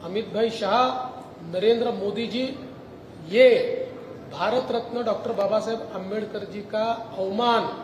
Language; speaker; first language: Hindi; non-native, local second language; Marathi